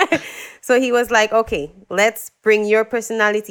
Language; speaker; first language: English; native; English